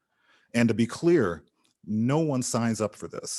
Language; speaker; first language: English; native; English